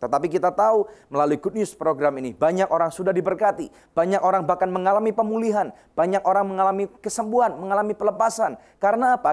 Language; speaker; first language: Indonesian; native; Indonesian